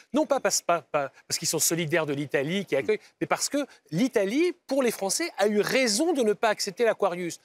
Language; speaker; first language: French; native; French